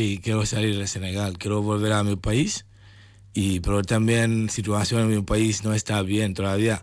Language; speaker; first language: Spanish; non-native, learner; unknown